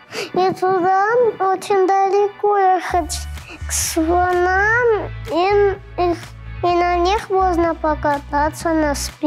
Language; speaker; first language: Russian; native; Russian